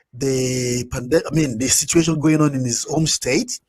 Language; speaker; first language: English; non-native, local second language; Yoruba